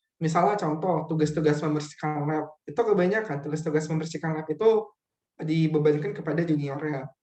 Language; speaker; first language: Indonesian; native; Indonesian